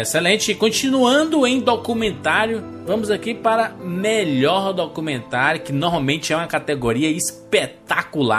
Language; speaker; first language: Portuguese; native; Portuguese